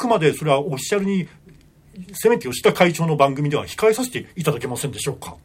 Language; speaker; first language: Japanese; native; Japanese